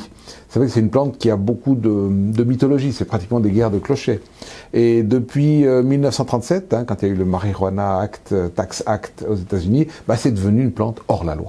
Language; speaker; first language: French; native; French